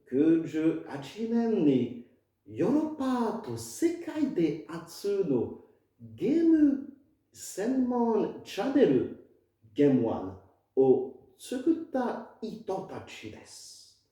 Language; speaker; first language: Japanese; non-native, fluent; French